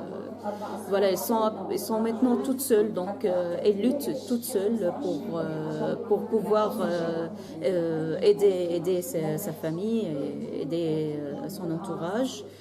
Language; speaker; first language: French; non-native, fluent; Arabic